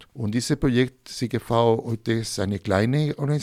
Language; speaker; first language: German; non-native, fluent; Spanish